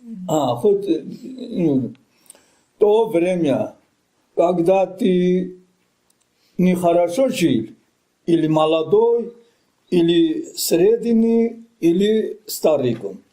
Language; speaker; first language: Russian; non-native, local second language; Armenian